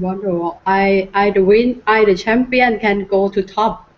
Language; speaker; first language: English; non-native, learner; Thai